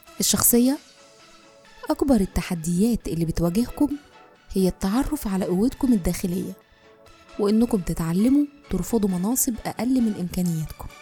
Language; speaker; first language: Arabic; native; Arabic